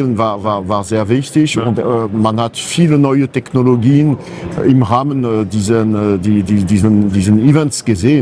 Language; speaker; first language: German; non-native, fluent; French